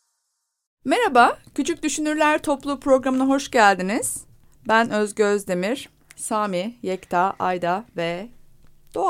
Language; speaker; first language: Turkish; native; Turkish